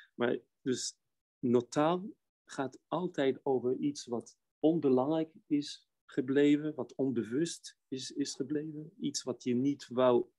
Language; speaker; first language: Dutch; non-native, fluent; Hebrew